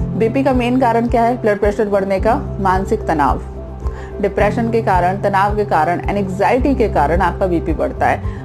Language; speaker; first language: Hindi; native; Hindi